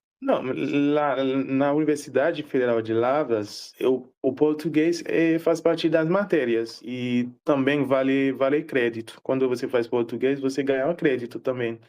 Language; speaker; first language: Portuguese; non-native, fluent; Haitian Creole